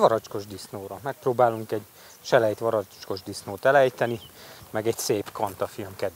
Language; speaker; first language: Hungarian; native; Hungarian